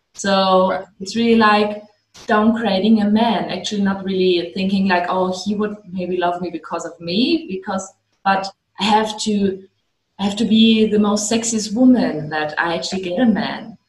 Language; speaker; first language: English; non-native, fluent; German